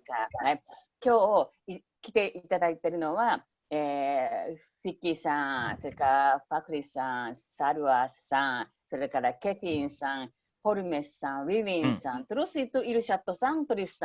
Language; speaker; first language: Japanese; non-native, fluent; Indonesian